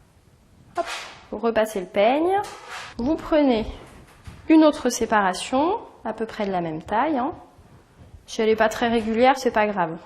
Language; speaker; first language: French; native; French